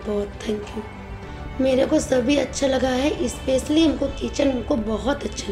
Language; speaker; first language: Hindi; non-native, local second language; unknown